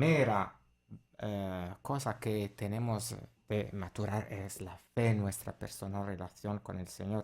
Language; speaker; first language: Spanish; non-native, fluent; Italian